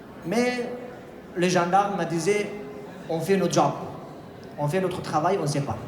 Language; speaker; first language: French; non-native, fluent; Persian